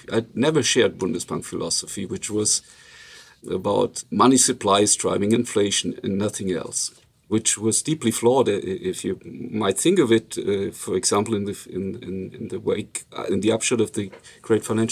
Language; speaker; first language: English; non-native, fluent; Luxembourgish